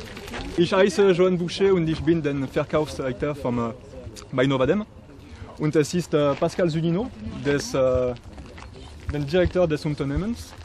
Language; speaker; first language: German; non-native, learner; French